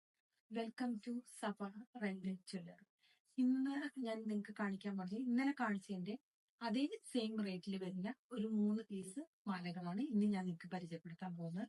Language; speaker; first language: Malayalam; native; Malayalam